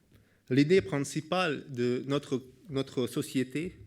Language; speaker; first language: French; non-native, learner; Russian